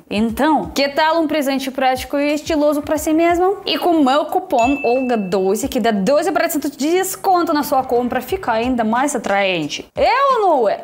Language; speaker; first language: Portuguese; non-native, fluent; Russian